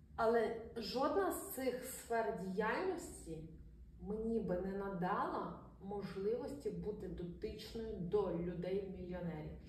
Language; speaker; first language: Ukrainian; non-native, local second language; Russian